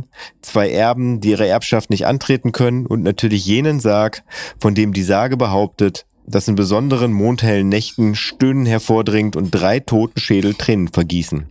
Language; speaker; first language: German; native; German